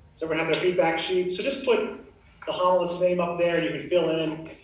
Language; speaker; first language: English; native; English